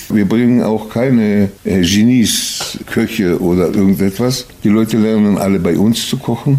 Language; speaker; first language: German; non-native, fluent; Hebrew